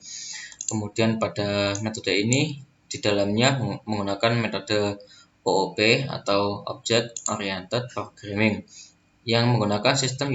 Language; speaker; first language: Indonesian; native; Indonesian